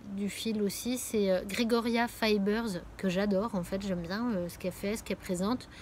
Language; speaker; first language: French; native; French